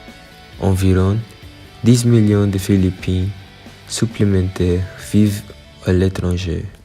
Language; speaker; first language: French; non-native, learner; Filipino